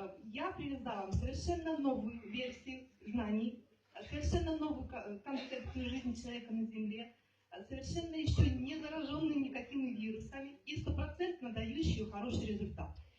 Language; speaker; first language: Russian; native; Russian